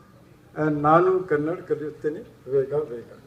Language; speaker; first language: Kannada; non-native, learner; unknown